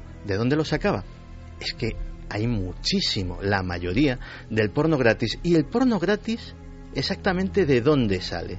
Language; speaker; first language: Spanish; native; Spanish